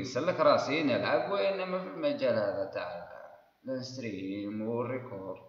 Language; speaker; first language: Arabic; native; Arabic